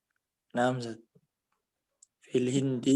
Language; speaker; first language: Arabic; non-native, learner; Indonesian